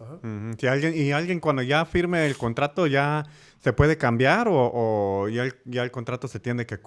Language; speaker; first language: Spanish; early bilingual, heritage; English